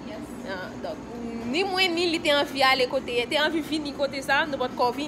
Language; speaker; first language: French; non-native, local second language; Haitian Creole